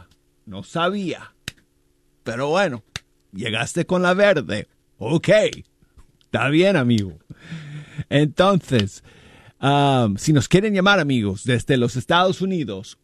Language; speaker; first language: Spanish; native; Spanish